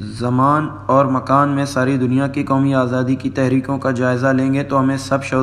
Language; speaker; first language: Urdu; non-native, local second language; Baluchi